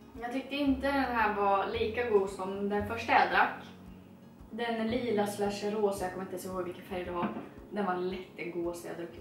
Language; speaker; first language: Swedish; native; Swedish